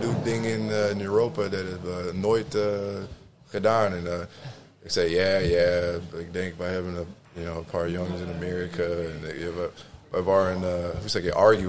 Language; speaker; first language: Dutch; non-native, learner; English